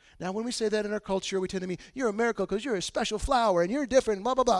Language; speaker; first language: English; native; English